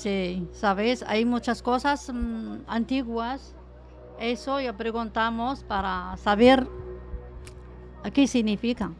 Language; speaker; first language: Spanish; non-native, learner; Arabic